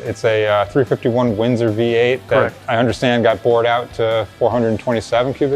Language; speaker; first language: English; native; English